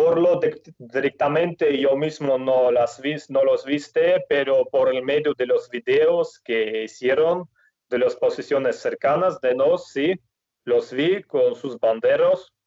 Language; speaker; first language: Spanish; non-native, fluent; Russian